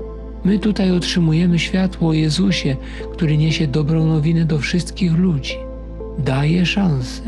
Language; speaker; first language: Polish; native; Polish